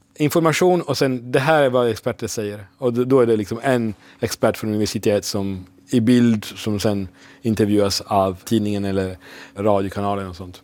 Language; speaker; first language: Swedish; non-native, fluent; Italian